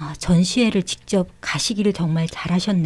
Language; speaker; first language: Korean; native; Korean